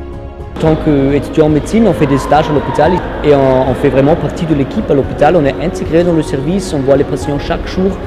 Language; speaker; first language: French; non-native, fluent; German